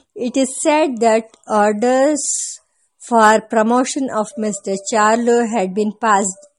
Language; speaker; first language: English; non-native, local second language; Kannada